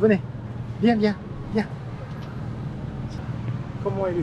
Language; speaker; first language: French; non-native, fluent; Japanese